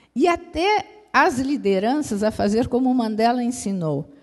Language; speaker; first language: Portuguese; native; Portuguese